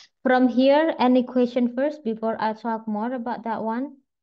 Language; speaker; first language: English; non-native, fluent; Indonesian